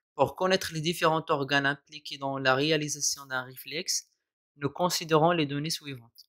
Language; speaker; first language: French; non-native, local second language; Arabic